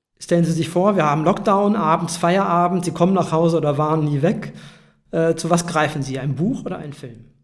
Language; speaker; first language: German; native; German